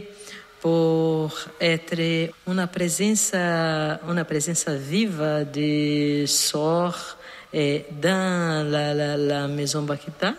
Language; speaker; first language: French; non-native, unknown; Portuguese